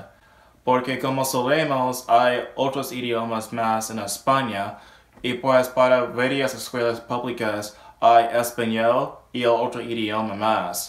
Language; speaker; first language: Spanish; non-native, learner; English